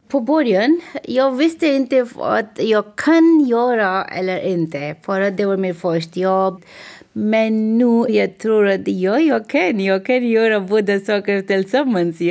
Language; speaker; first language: Swedish; non-native, learner; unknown